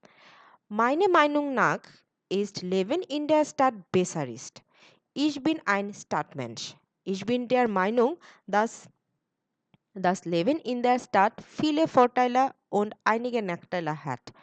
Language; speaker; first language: German; non-native, learner; Bangla